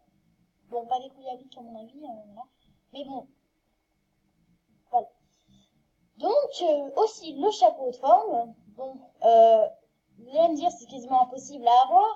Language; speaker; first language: French; native; French